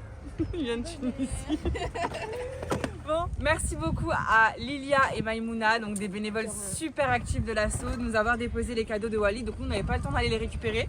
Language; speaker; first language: French; native; French